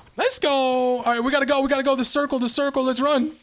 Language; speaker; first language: English; native; English